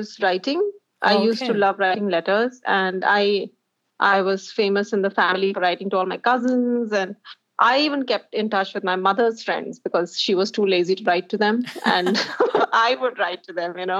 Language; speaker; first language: English; non-native, local second language; Hindi